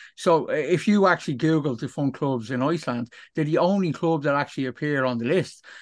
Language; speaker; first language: English; native; English